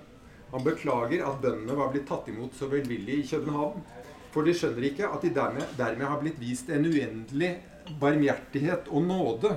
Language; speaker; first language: Norwegian; native; Norwegian